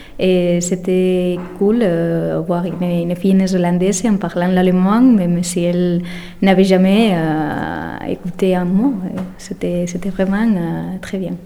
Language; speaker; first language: French; non-native, fluent; Spanish